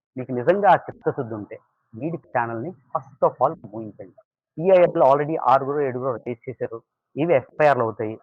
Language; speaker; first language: Telugu; native; Telugu